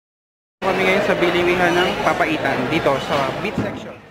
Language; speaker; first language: Filipino; native; Filipino